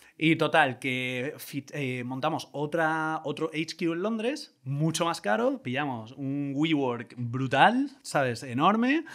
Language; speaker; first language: Spanish; native; Spanish